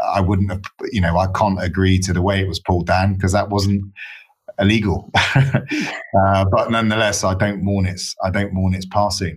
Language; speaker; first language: English; native; English